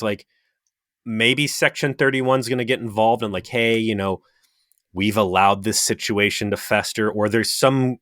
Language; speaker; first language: English; native; English